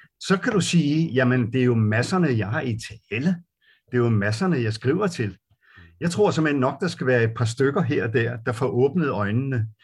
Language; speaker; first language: Danish; native; Danish